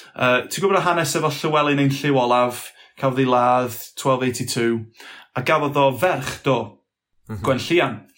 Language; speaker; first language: Welsh; non-native, local second language; English